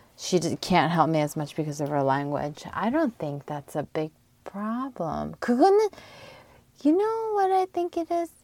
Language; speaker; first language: English; native; English